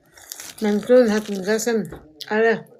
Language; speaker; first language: German; non-native, learner; Cebuano